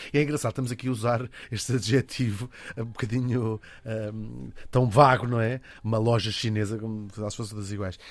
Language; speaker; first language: Portuguese; native; Portuguese